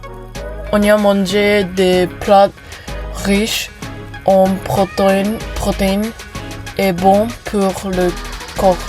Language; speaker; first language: French; non-native, learner; Japanese